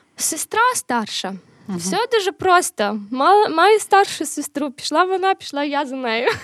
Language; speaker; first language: Ukrainian; native; Ukrainian